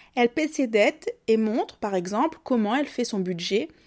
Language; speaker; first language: French; native; French